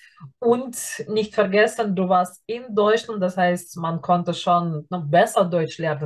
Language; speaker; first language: German; non-native, fluent; Russian